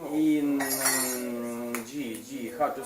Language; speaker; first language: English; non-native, learner; Russian